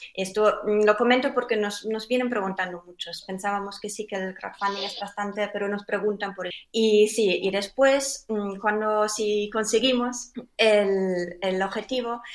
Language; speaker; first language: Spanish; non-native, fluent; German